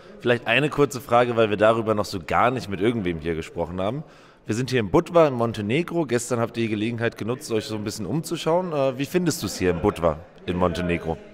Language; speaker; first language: German; native; German